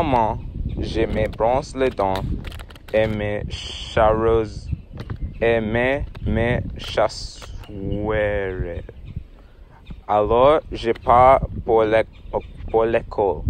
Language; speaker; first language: French; non-native, learner; English